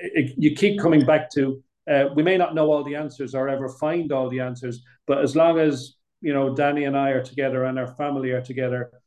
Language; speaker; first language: English; native; English